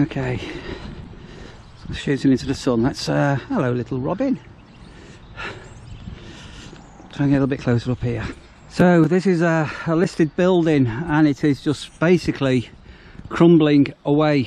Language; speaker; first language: English; native; English